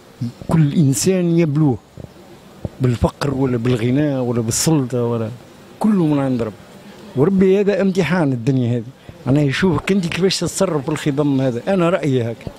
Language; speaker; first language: Arabic; native; Arabic